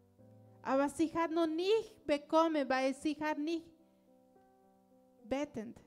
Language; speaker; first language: German; non-native, learner; Spanish